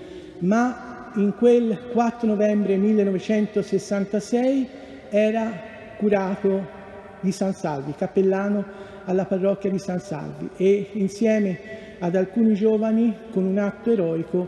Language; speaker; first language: Italian; native; Italian